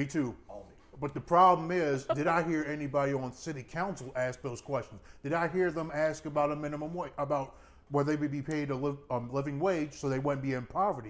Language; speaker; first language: English; native; English